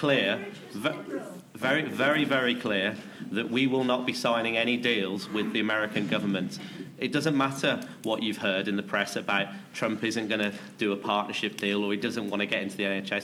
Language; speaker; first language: English; native; English